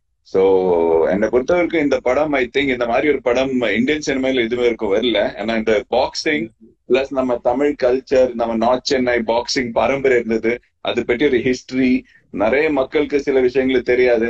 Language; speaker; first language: Tamil; non-native, fluent; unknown